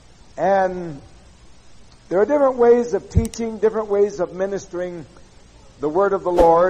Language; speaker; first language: English; native; English